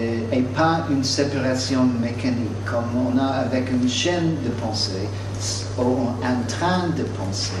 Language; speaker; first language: French; non-native, fluent; English